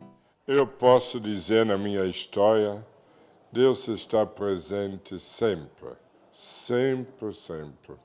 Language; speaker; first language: Portuguese; non-native, fluent; German